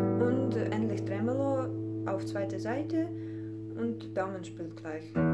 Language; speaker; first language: German; non-native, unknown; Ukrainian